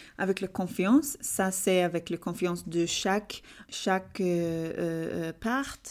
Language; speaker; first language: French; non-native, learner; English